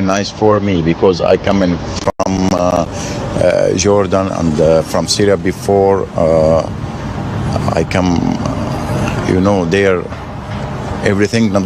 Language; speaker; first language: English; non-native, learner; Arabic